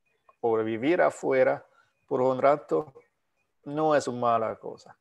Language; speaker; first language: Spanish; non-native, fluent; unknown